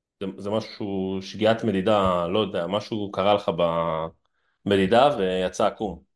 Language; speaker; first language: Hebrew; native; Hebrew